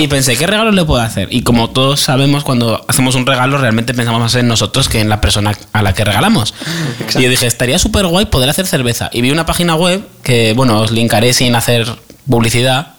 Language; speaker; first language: Spanish; native; Spanish